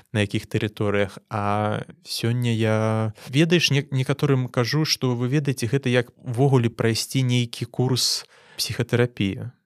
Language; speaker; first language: Belarusian; non-native, local second language; Russian